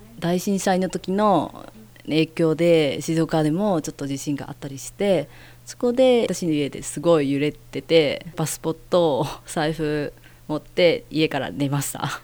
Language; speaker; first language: Japanese; non-native, fluent; Vietnamese